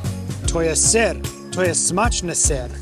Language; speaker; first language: Polish; non-native, learner; English